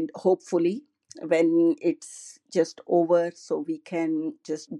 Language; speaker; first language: English; non-native, local second language; Urdu